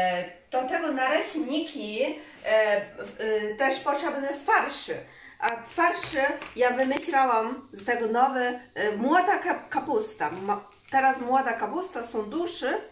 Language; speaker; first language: Polish; non-native, learner; Chinese